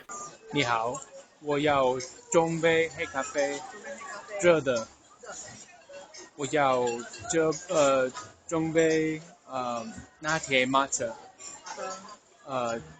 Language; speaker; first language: Chinese; non-native, learner; English